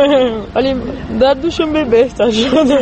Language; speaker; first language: Persian; non-native, fluent; French